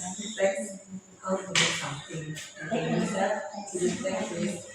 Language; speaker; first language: English; non-native, learner; Indonesian